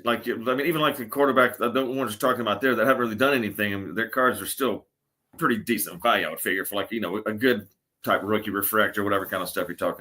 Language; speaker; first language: English; native; English